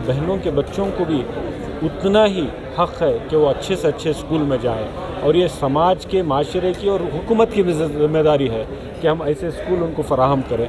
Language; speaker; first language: Urdu; native; Urdu